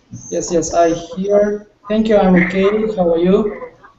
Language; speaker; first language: English; non-native, learner; Russian